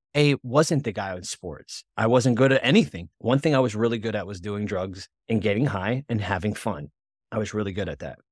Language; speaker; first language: English; native; English